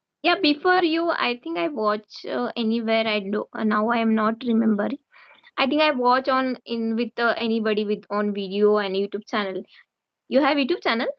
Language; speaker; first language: English; non-native, learner; Hindi